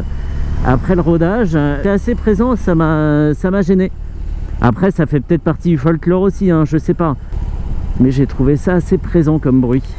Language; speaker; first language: French; native; French